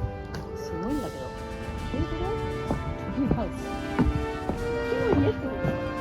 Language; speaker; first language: Japanese; native; Japanese